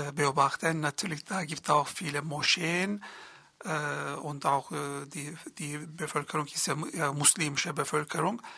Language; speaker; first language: German; non-native, learner; Turkish